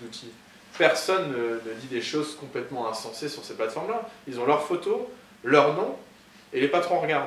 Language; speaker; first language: French; native; French